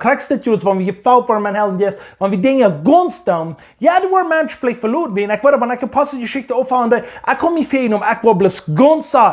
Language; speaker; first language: German; non-native, learner; English